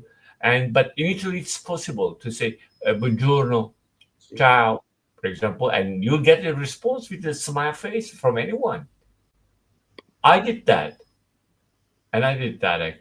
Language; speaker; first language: English; non-native, fluent; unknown